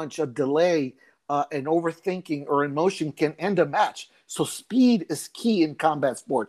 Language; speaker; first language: English; native; English